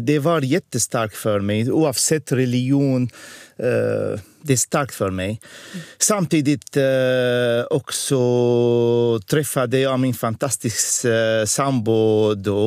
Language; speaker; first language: Swedish; non-native, fluent; Arabic